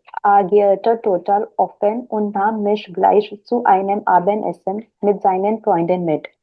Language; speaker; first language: German; non-native, learner; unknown